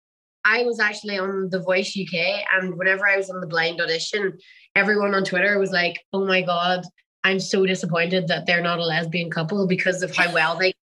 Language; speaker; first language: English; native; English